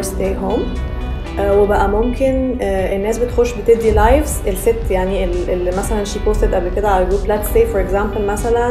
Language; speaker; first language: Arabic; native; Arabic